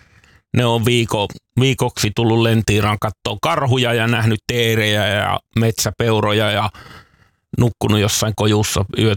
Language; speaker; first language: Finnish; native; Finnish